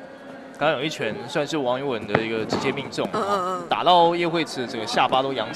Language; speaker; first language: Chinese; native; Chinese